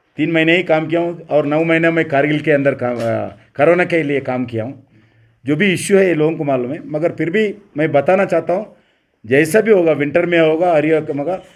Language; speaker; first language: Hindi; non-native, local second language; Telugu